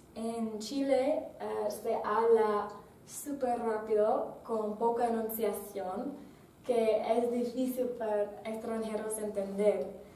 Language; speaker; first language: Spanish; non-native, fluent; English